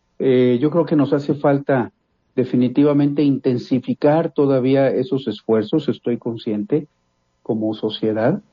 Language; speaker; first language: Spanish; native; Spanish